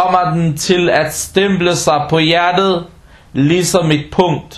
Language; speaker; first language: Danish; early bilingual, other home language; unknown